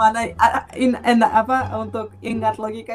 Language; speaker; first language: Indonesian; non-native, fluent; Russian